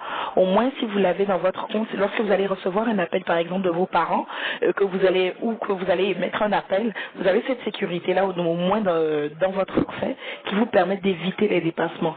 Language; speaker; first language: French; native; French